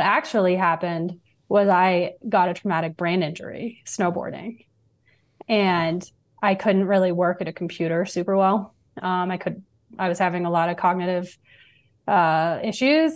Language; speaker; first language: English; native; English